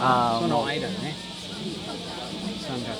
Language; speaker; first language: Japanese; non-native, fluent; English